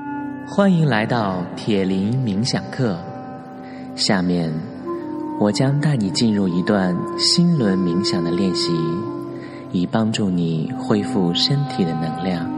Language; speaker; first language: Chinese; native; Chinese